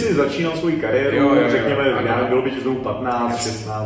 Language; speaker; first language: Czech; native; Czech